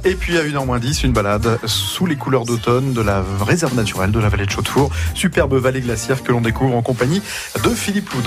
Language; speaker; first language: French; native; French